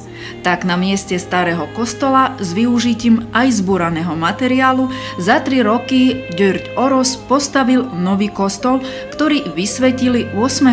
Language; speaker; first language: Slovak; native; Slovak